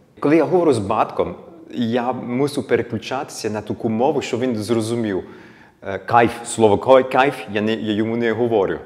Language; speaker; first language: Ukrainian; early bilingual, heritage; Ukrainian